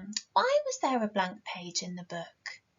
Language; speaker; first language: English; native; English